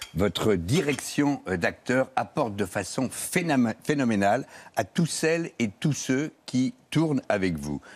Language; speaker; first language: French; native; French